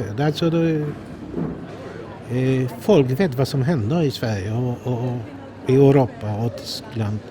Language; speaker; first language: Swedish; non-native, fluent; Polish